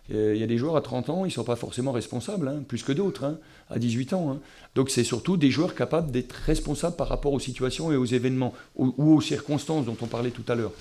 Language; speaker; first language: French; native; French